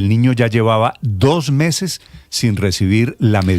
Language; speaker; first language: Spanish; native; Spanish